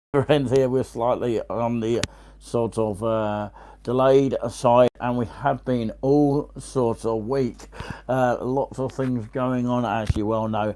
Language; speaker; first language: English; native; English